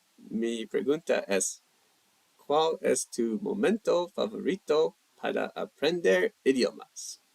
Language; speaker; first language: Spanish; non-native, learner; English